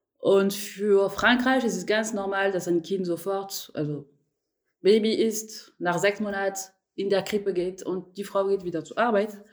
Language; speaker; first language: German; non-native, fluent; French